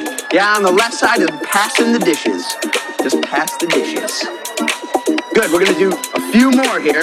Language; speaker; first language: English; native; English